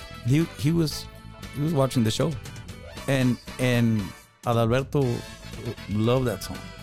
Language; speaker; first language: English; early bilingual, other home language; Spanish